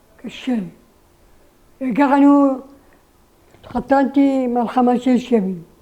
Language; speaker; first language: Hebrew; non-native, learner; Arabic